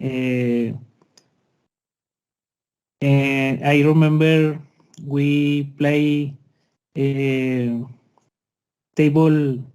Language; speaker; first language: English; non-native, learner; Spanish